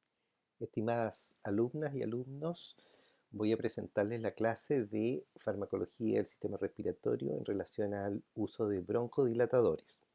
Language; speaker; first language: Spanish; native; Spanish